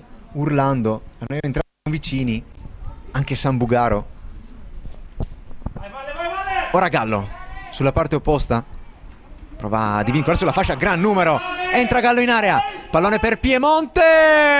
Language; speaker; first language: Italian; native; Italian